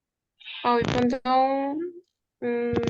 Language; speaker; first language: French; non-native, fluent; Uzbek